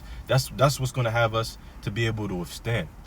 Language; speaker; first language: English; native; English